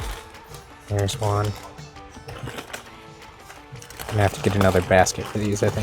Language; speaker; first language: English; native; English